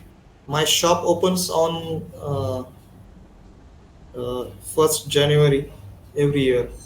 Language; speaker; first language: English; non-native, learner; Hindi